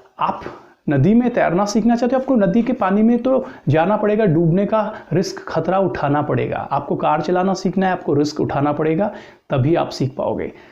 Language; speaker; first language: Hindi; native; Hindi